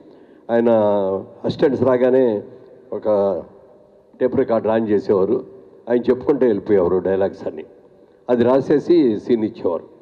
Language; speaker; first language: Telugu; native; Telugu